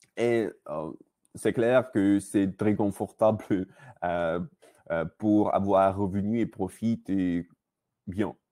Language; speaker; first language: French; non-native, learner; Russian